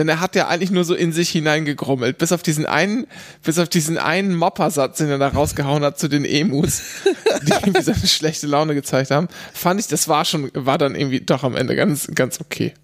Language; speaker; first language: German; native; German